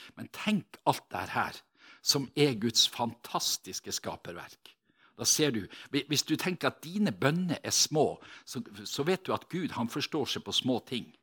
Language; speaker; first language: Norwegian; native; Norwegian